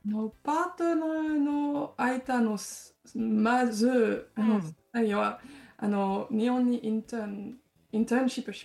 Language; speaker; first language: Japanese; non-native, learner; French